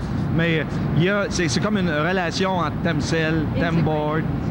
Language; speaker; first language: French; native; French